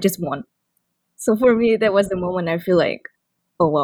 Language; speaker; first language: English; non-native, local second language; Malay